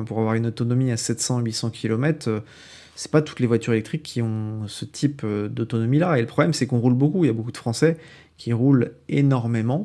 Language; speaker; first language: French; native; French